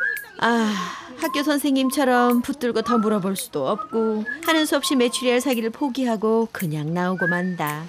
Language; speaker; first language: Korean; native; Korean